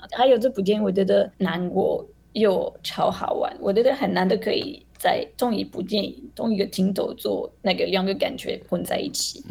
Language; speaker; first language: Chinese; non-native, fluent; French